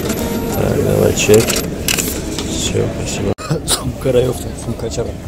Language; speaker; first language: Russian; non-native, local second language; Tajik